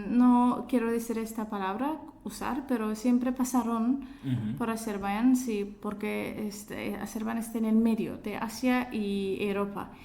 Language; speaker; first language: Spanish; non-native, fluent; Azerbaijani